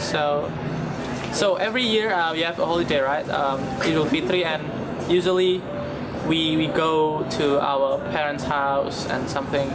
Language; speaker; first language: English; non-native, learner; Indonesian